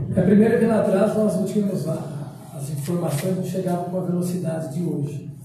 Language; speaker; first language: Portuguese; native; Portuguese